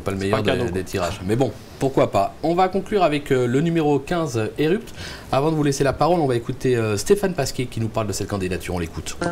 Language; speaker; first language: French; native; French